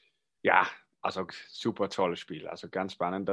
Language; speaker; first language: German; non-native, fluent; Danish